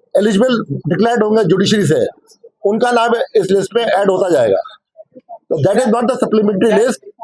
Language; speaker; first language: Hindi; non-native, local second language; Bangla